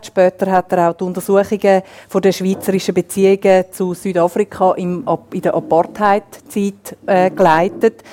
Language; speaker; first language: German; native; German